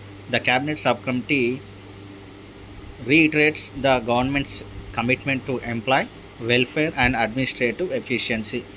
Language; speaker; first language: English; non-native, local second language; Telugu